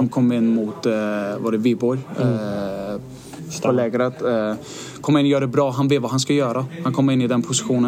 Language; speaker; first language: Swedish; non-native, fluent; Danish